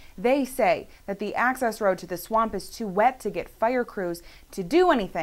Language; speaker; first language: English; native; English